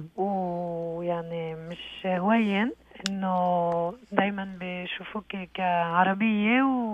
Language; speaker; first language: Arabic; early bilingual, heritage; Arabic